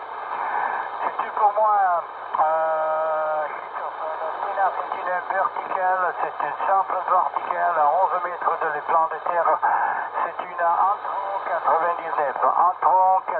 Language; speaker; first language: French; non-native, learner; Italian